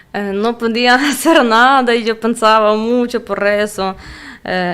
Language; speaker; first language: Spanish; non-native, learner; Russian